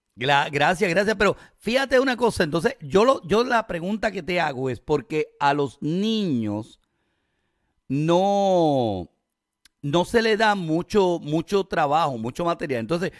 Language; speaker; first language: Spanish; native; Spanish